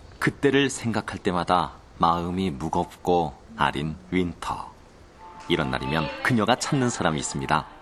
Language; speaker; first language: Korean; native; Korean